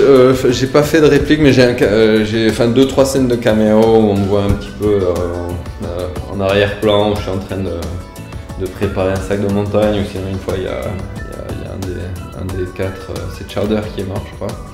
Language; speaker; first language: French; native; French